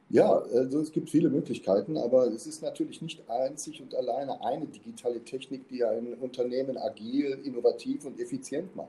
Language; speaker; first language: German; native; German